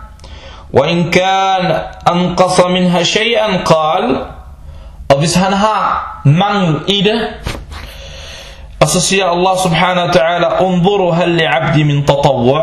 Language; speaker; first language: Danish; early bilingual, other home language; Arabic